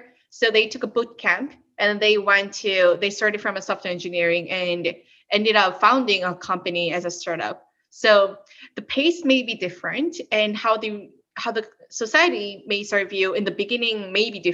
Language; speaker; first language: English; early bilingual, other home language; Korean